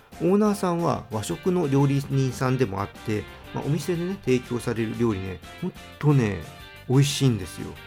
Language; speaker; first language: Japanese; native; Japanese